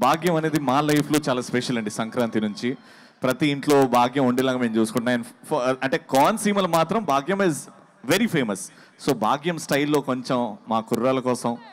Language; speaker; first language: Telugu; native; Telugu